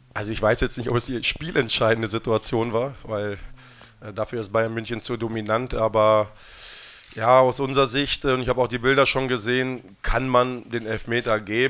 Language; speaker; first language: German; native; German